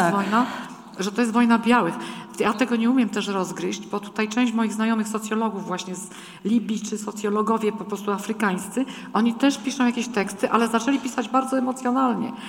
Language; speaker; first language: Polish; native; Polish